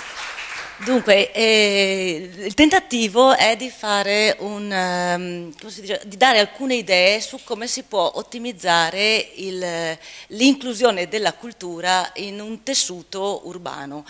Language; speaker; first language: Italian; native; Italian